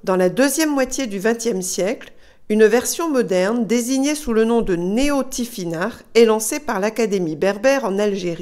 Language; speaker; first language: French; native; French